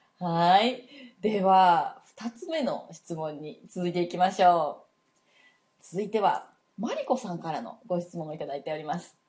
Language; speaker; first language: Japanese; native; Japanese